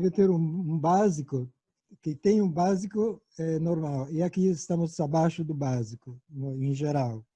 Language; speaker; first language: Portuguese; non-native, fluent; Italian